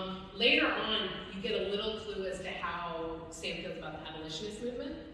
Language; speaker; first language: English; native; English